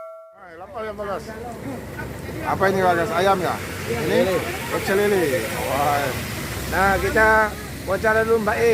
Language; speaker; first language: Indonesian; native; Indonesian